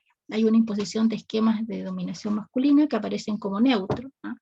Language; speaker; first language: Spanish; native; Spanish